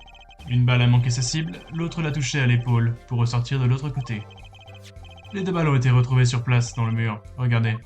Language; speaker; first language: French; native; French